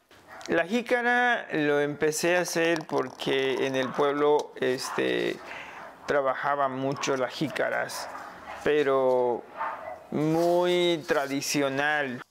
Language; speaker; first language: Spanish; non-native, local second language; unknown